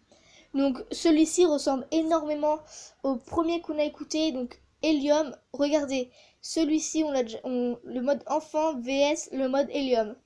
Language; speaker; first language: French; native; French